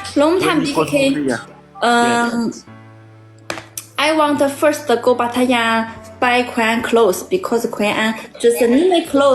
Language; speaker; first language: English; non-native, learner; Thai